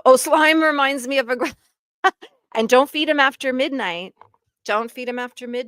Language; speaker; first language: English; native; English